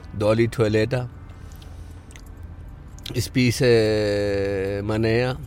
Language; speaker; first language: Danish; non-native, fluent; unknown